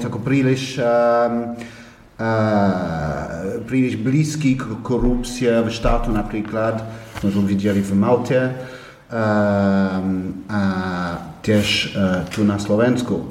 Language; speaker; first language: Slovak; non-native, fluent; English